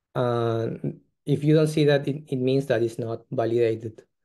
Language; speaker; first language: English; non-native, fluent; Spanish